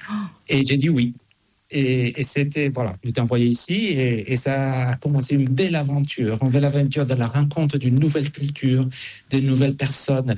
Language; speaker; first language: French; non-native, fluent; Spanish